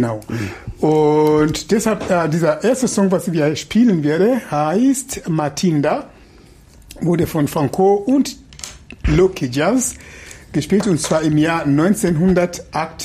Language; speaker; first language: German; non-native, fluent; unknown